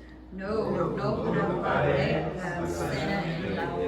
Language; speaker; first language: Spanish; non-native, learner; English